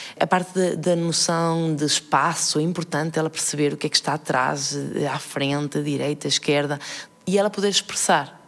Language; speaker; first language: Portuguese; early bilingual, heritage; Portuguese